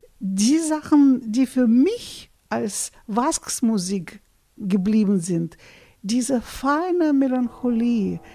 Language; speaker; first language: German; non-native, fluent; Russian